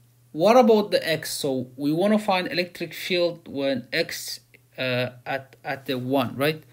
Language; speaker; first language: English; non-native, fluent; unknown